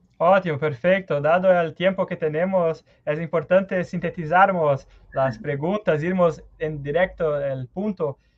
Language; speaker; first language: Spanish; non-native, learner; Portuguese